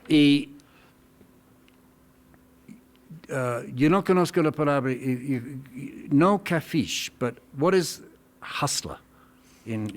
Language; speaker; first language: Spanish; non-native, learner; English